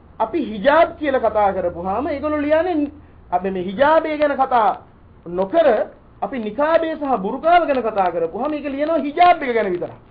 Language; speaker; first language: Sinhala; native; Sinhala